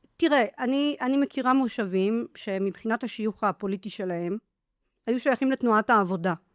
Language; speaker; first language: Hebrew; native; Hebrew